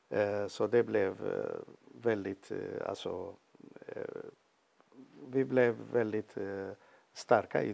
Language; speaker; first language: Swedish; non-native, fluent; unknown